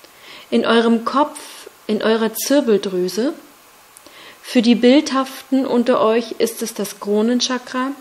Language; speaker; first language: German; native; German